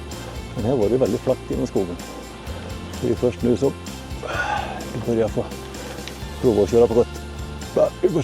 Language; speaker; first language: Swedish; native; Swedish